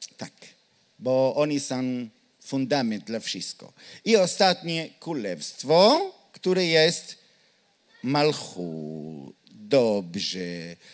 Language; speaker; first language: Polish; non-native, learner; Hebrew